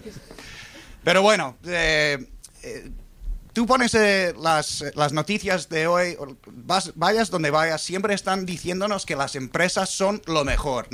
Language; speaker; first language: Spanish; non-native, fluent; English